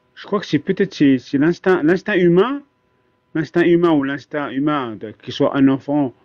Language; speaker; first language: French; non-native, local second language; Arabic